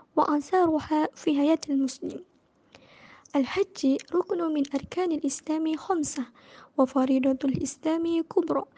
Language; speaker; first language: Arabic; non-native, learner; Malay